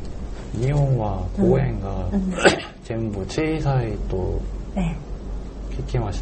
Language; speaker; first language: Japanese; non-native, learner; Korean